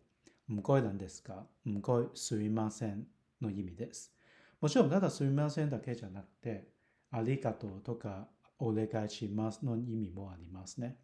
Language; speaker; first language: Japanese; non-native, fluent; Cantonese